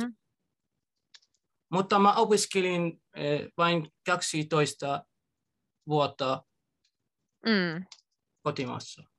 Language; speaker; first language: Finnish; non-native, learner; Arabic